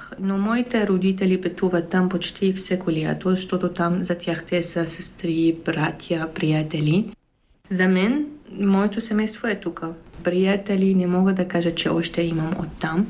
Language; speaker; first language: Bulgarian; non-native, fluent; Arabic